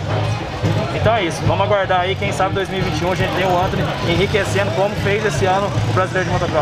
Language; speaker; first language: Portuguese; native; Portuguese